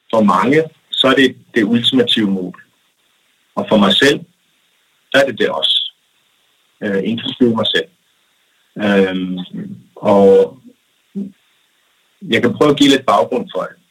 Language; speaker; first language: Danish; non-native, local second language; Kalaallisut